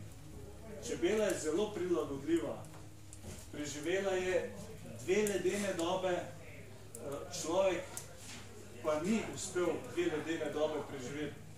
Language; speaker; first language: Slovenian; native; Slovenian